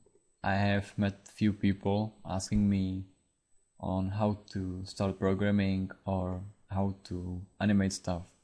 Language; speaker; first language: English; non-native, fluent; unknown